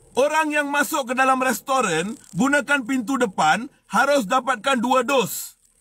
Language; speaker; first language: Malay; non-native, local second language; Tamil